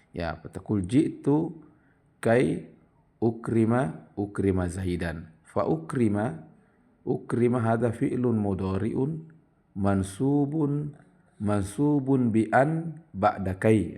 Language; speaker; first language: Arabic; non-native, fluent; Indonesian